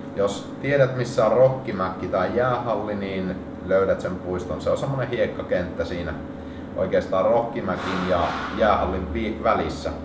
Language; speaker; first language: Finnish; native; Finnish